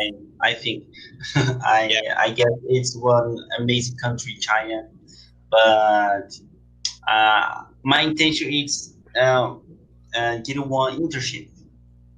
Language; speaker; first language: English; non-native, learner; Portuguese